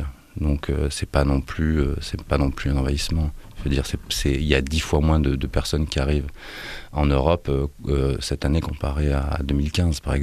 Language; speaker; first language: French; native; French